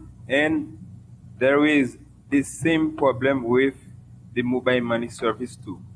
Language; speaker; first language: English; non-native, local second language; Haitian Creole